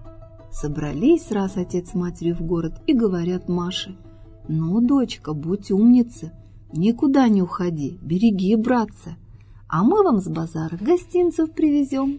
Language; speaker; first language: Russian; native; Russian